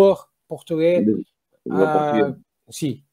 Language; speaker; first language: French; non-native, learner; Portuguese